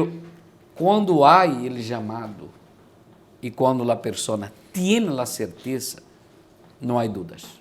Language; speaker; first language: Spanish; non-native, fluent; Portuguese